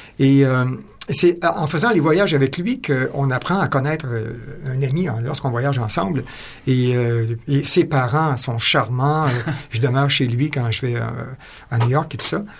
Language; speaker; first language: French; native; French